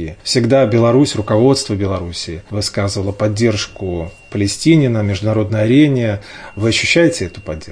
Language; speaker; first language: Russian; native; Russian